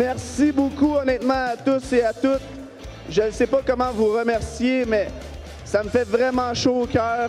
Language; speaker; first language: French; native; French